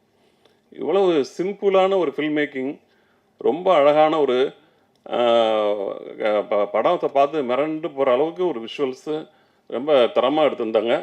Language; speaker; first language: Tamil; native; Tamil